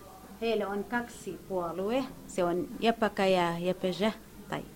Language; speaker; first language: Finnish; non-native, learner; Kurdish